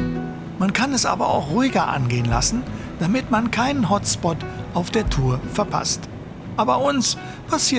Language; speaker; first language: German; native; German